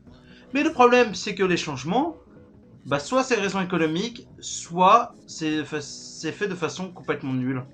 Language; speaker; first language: French; native; French